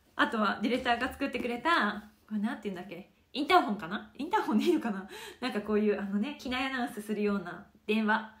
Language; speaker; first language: Japanese; native; Japanese